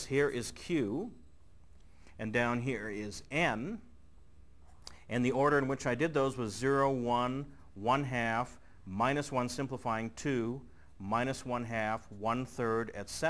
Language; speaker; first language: English; native; English